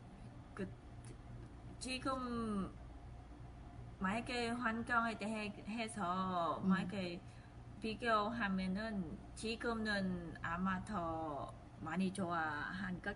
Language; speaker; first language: Korean; non-native, fluent; Vietnamese